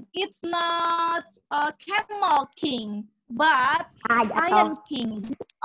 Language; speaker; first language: English; non-native, learner; Indonesian